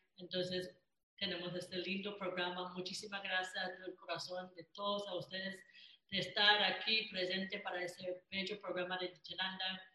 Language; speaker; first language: Spanish; non-native, fluent; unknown